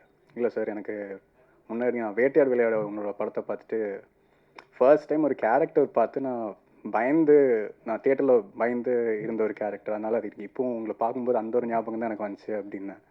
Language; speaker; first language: Tamil; non-native, fluent; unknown